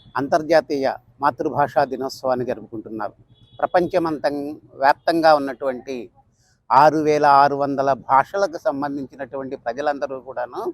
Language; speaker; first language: Telugu; native; Telugu